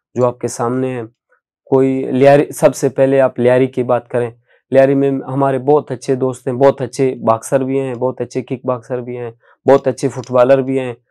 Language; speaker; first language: Urdu; non-native, local second language; Baluchi